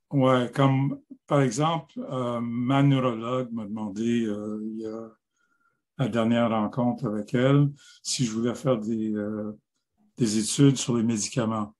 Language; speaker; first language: French; non-native, local second language; English